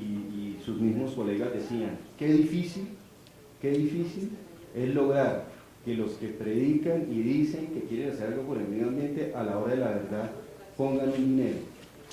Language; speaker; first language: Spanish; native; Spanish